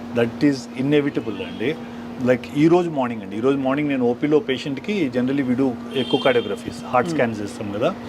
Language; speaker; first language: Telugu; native; Telugu